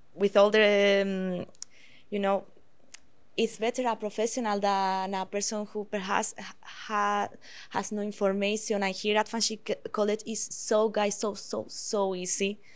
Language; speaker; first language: English; non-native, fluent; Spanish